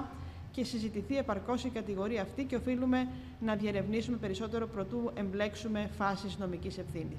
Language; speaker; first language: Greek; native; Greek